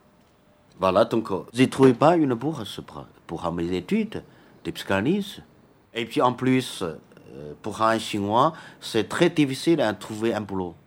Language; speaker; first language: French; non-native, learner; Chinese